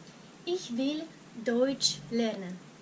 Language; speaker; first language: German; non-native, fluent; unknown